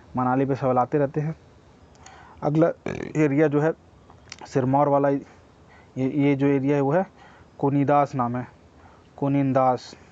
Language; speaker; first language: Hindi; native; Hindi